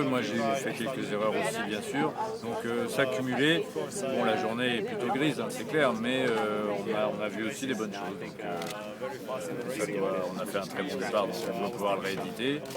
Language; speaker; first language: French; native; French